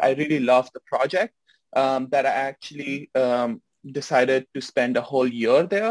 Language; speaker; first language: English; non-native, local second language; Hindi